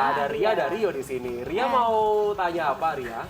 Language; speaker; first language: Indonesian; native; Indonesian